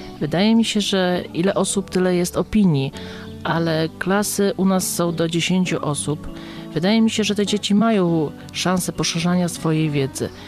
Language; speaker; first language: Polish; native; Polish